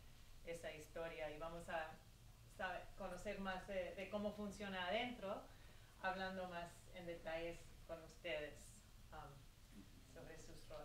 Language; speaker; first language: Spanish; early bilingual, heritage; Spanish